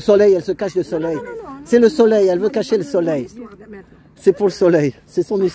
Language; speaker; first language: French; native; French